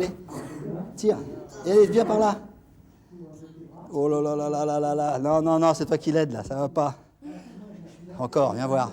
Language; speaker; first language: French; native; French